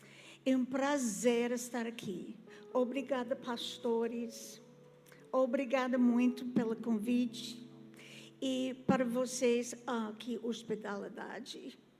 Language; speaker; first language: Portuguese; non-native, fluent; English